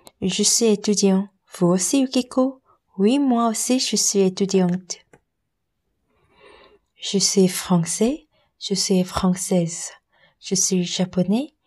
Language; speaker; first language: French; non-native, learner; Korean